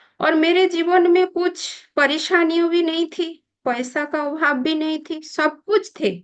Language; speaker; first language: Hindi; non-native, local second language; Bangla